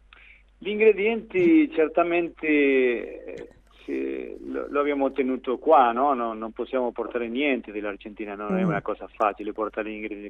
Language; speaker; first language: Italian; non-native, fluent; Spanish